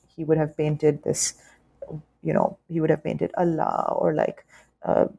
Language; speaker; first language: English; non-native, local second language; Urdu